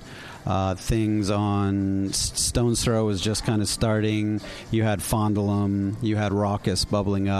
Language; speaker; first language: English; native; English